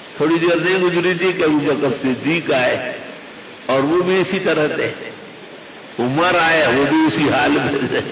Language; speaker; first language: Urdu; non-native, local second language; Pashto